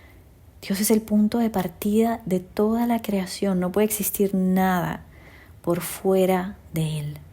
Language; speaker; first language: Spanish; native; Spanish